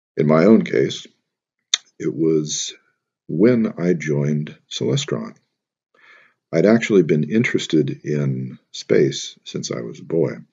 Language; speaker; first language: English; native; English